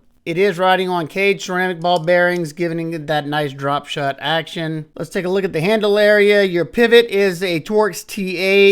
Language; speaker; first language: English; native; English